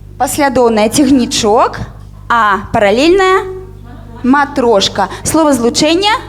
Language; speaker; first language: Belarusian; native; Belarusian